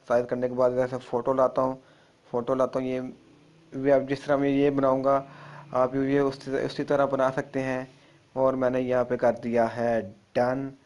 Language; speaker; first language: Urdu; non-native, local second language; Punjabi